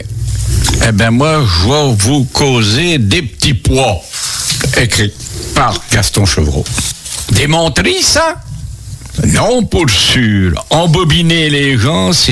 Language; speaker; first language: French; native; French